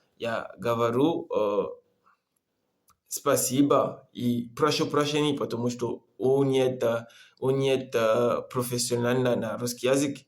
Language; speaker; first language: Russian; non-native, learner; Comorian